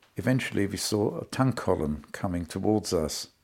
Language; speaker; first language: English; non-native, fluent; German